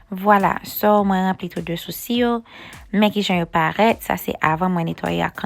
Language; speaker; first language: French; non-native, learner; Haitian Creole